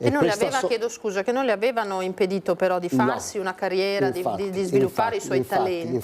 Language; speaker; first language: Italian; native; Italian